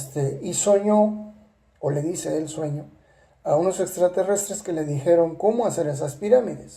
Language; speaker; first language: Spanish; native; Spanish